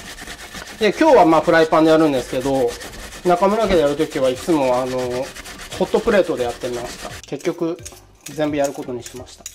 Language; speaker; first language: Japanese; native; Japanese